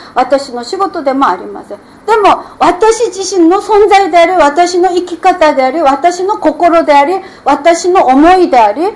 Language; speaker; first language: Japanese; non-native, fluent; Korean